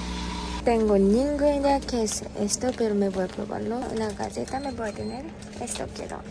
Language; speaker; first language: Spanish; non-native, learner; Japanese